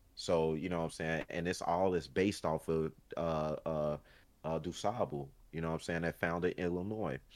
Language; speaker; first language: English; early bilingual, other home language; Haitian Creole